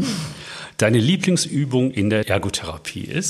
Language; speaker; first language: German; native; German